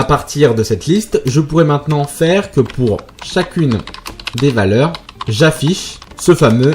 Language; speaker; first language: French; native; French